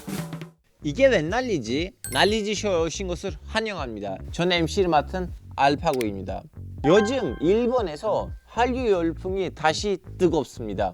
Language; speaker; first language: Korean; non-native, fluent; Turkish